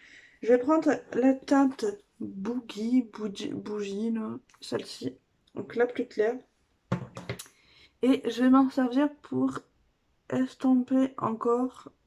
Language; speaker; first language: French; native; French